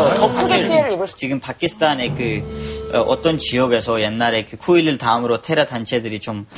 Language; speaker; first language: Korean; non-native, fluent; Urdu